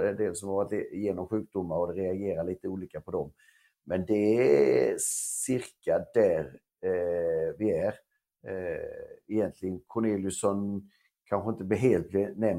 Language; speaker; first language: Swedish; native; Swedish